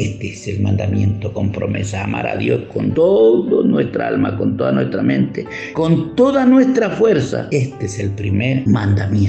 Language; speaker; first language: Spanish; native; Spanish